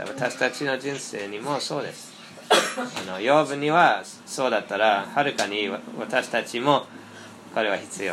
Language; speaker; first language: Japanese; non-native, fluent; English